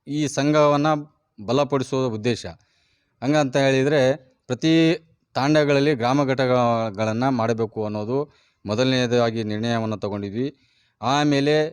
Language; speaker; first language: Kannada; non-native, local second language; Lambadi